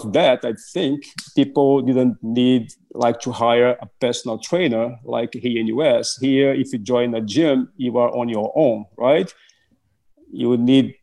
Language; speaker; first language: English; non-native, fluent; Portuguese